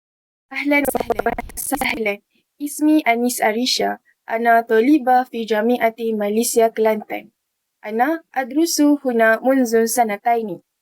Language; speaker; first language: Arabic; non-native, learner; Malay